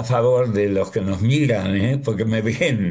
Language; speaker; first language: Spanish; early bilingual, other home language; Yiddish